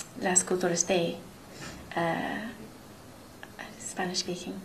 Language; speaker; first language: Spanish; non-native, learner; English